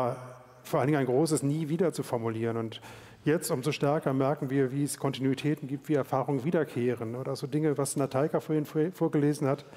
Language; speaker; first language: German; native; German